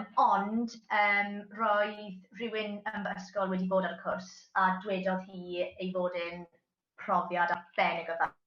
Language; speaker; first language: Welsh; non-native, local second language; English